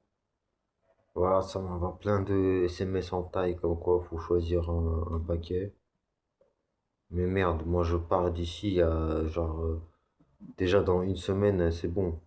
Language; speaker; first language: French; native; French